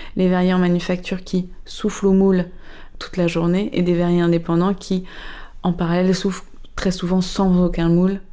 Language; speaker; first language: French; native; French